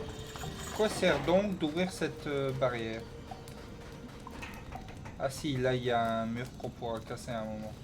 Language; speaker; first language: French; native; French